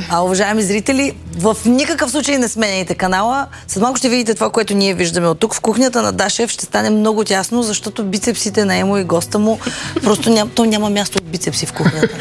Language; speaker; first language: Bulgarian; native; Bulgarian